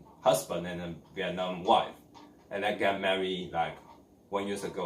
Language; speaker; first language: English; non-native, learner; Chinese